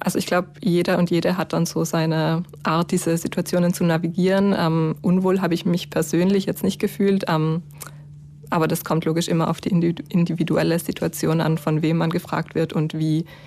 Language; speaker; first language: German; native; German